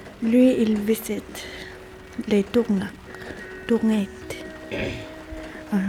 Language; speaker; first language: French; non-native, local second language; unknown